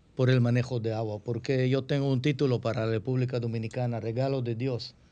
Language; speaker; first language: Spanish; non-native, fluent; Hebrew